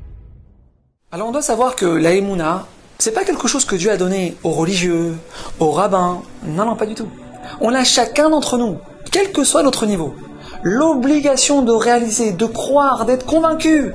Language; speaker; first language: French; native; French